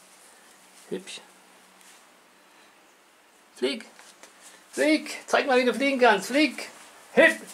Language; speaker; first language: German; native; German